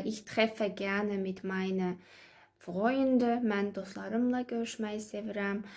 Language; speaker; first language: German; non-native, learner; Azerbaijani